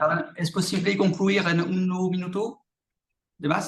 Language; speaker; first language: Spanish; non-native, fluent; French